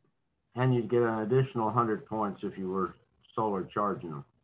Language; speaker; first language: English; native; English